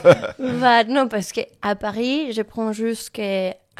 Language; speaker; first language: French; non-native, learner; Spanish